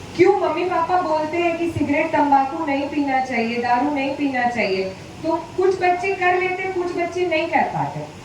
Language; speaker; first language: Hindi; non-native, local second language; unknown